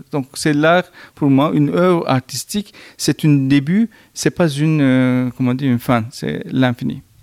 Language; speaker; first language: French; non-native, fluent; Turkish